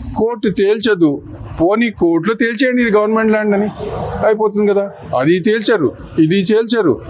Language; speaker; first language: Telugu; native; Telugu